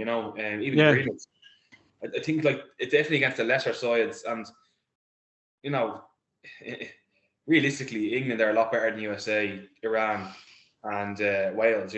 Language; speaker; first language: English; native; English